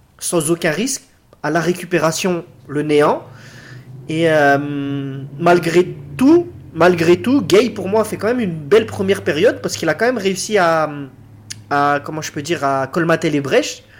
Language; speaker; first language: French; native; French